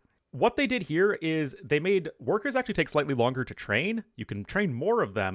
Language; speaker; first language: English; native; English